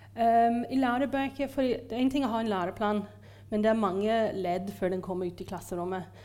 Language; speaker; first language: Norwegian; non-native, fluent; English